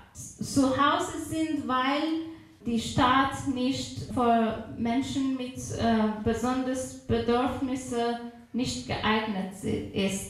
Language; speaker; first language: German; non-native, fluent; Persian